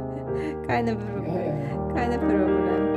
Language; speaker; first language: German; non-native, learner; Japanese